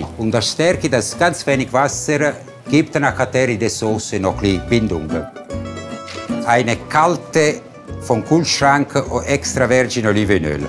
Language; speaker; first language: German; non-native, fluent; Italian